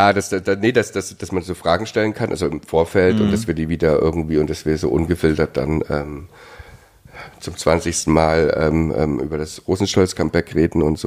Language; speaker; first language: German; native; German